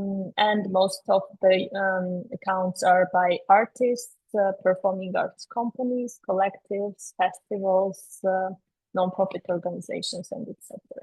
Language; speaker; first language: English; non-native, fluent; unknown